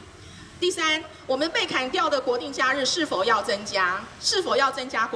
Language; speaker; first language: Chinese; native; Chinese